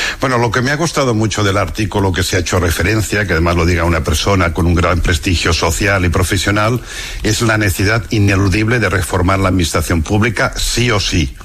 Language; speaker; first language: Spanish; non-native, local second language; Catalan